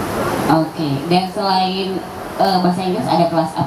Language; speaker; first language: Indonesian; native; Indonesian